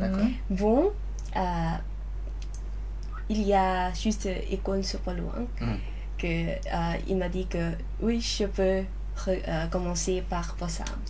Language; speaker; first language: French; non-native, learner; Lao